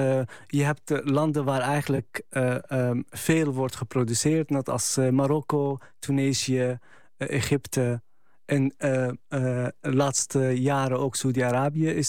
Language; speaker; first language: Dutch; non-native, fluent; Arabic